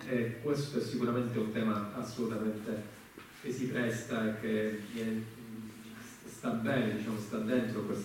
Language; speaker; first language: Italian; native; Italian